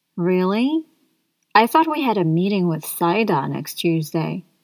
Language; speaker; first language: English; non-native, fluent; Arabic